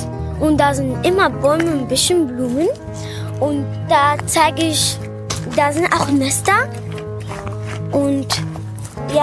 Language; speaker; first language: German; early bilingual, other home language; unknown